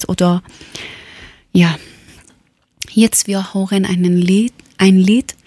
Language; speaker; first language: German; non-native, learner; Persian